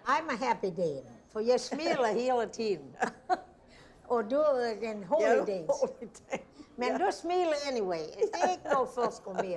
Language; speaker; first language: Danish; early bilingual, heritage; Danish